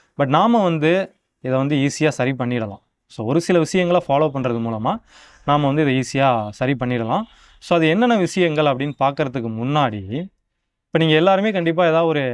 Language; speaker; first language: Tamil; native; Tamil